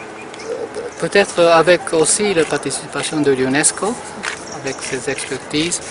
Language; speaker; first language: French; non-native, fluent; Japanese